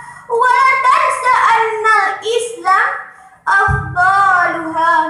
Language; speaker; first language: Arabic; non-native, learner; Achinese